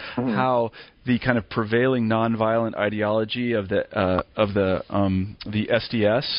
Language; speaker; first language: English; native; English